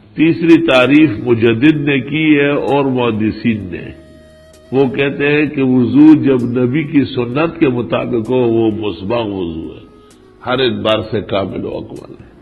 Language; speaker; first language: Urdu; non-native, local second language; Pashto